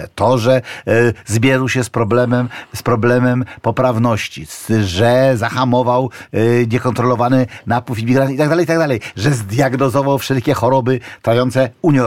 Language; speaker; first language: Polish; native; Polish